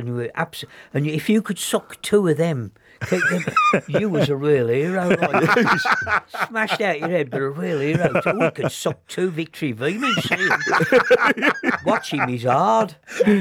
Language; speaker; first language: English; native; English